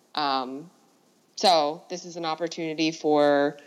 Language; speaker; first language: English; native; English